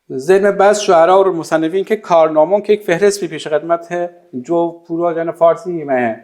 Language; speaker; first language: Urdu; non-native, fluent; Persian